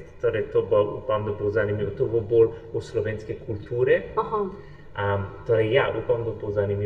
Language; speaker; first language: Slovenian; non-native, fluent; English